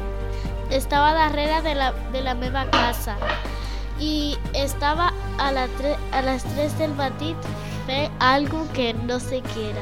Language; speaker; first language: Catalan; non-native, learner; Spanish